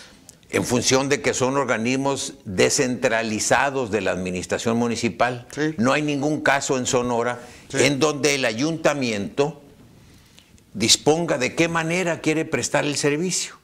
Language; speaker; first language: Spanish; native; Spanish